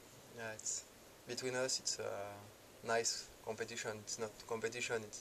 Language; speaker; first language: English; non-native, learner; French